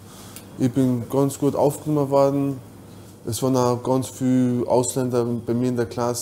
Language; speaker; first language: German; early bilingual, other home language; Bosnian